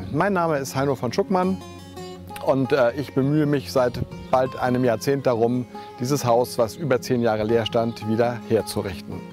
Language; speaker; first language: German; native; German